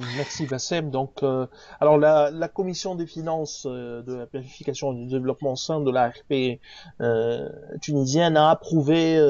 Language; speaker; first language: French; non-native, local second language; Arabic